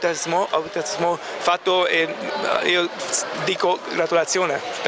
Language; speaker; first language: Italian; non-native, learner; German